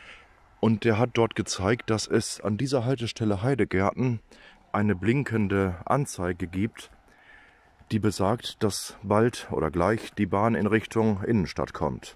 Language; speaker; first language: German; native; German